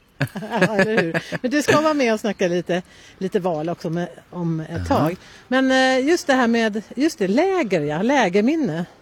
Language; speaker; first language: Swedish; native; Swedish